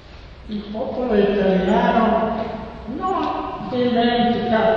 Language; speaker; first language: Italian; non-native, learner; Serbian